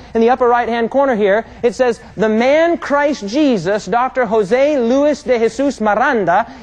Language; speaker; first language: English; native; English